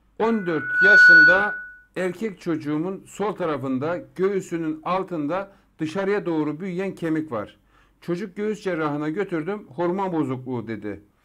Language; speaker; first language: Turkish; native; Turkish